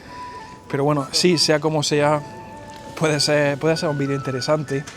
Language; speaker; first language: Spanish; native; Spanish